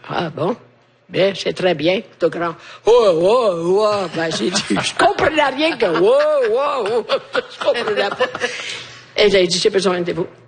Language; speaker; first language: French; non-native, fluent; Italian